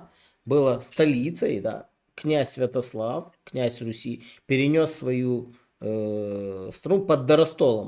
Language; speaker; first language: Russian; non-native, local second language; Ukrainian